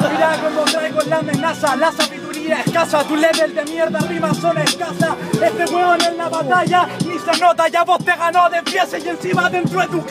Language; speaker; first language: Spanish; native; Spanish